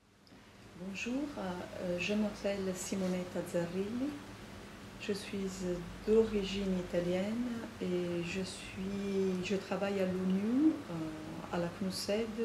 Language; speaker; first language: French; non-native, fluent; Italian